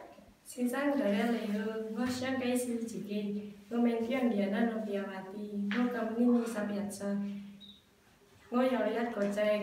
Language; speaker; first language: Cantonese; non-native, learner; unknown